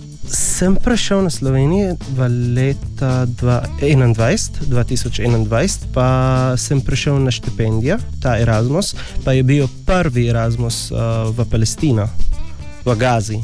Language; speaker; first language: Slovenian; non-native, learner; Arabic